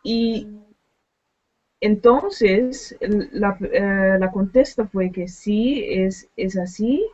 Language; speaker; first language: Spanish; non-native, learner; Dutch